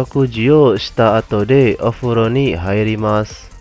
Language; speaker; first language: Japanese; non-native, fluent; Indonesian